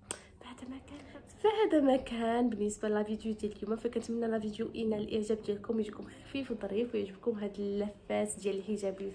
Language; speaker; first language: Arabic; native; Arabic